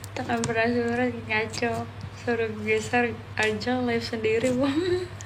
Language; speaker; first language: Indonesian; native; Indonesian